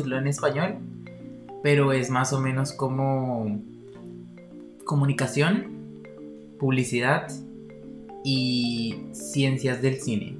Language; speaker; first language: Spanish; native; Spanish